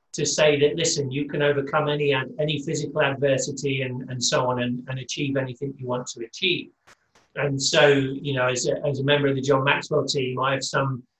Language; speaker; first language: English; native; English